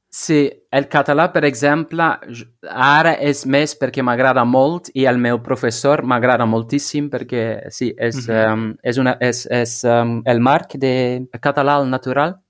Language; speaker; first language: Catalan; non-native, learner; Dutch